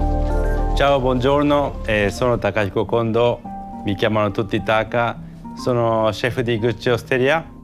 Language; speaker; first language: Italian; non-native, learner; Japanese